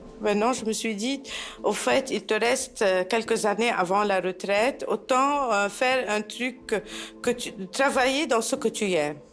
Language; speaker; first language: French; non-native, local second language; Arabic